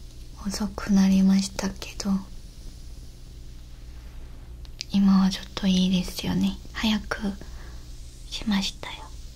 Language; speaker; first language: Japanese; non-native, learner; Korean